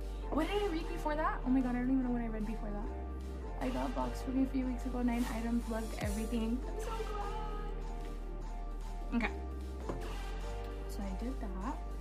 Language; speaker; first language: English; early bilingual, other home language; Spanish